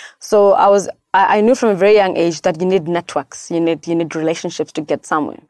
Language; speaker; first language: English; non-native, local second language; Xhosa